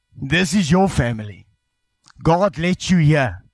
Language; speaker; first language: English; non-native, local second language; Afrikaans